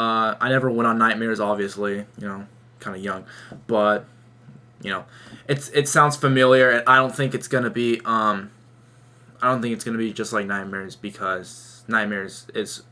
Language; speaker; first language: English; native; English